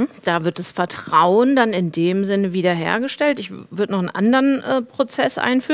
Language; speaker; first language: German; native; German